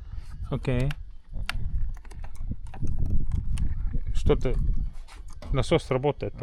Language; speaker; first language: Russian; non-native, fluent; Estonian